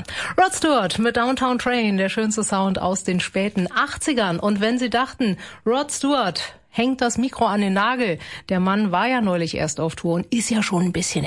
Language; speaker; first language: German; native; German